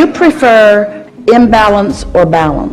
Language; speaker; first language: English; native; English